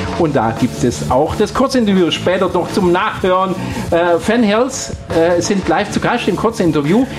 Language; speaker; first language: German; native; German